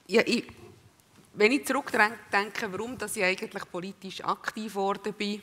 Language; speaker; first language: German; native; German